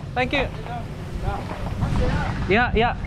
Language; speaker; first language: English; non-native, learner; Filipino